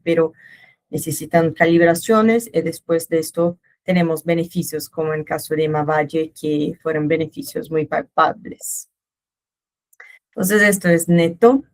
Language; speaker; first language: Spanish; non-native, learner; Portuguese